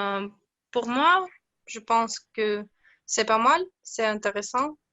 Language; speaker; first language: French; non-native, learner; Russian